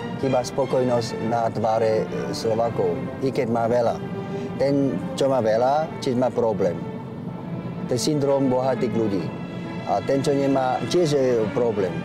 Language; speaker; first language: Slovak; non-native, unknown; Vietnamese